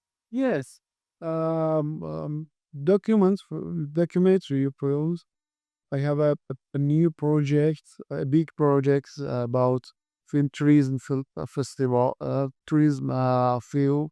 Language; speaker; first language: English; non-native, learner; Persian